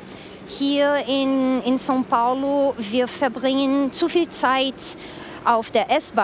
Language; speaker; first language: German; non-native, fluent; Portuguese